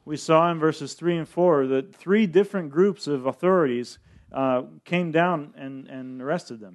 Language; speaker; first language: English; early bilingual, other home language; Spanish